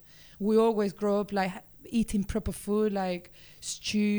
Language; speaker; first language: English; non-native, fluent; Spanish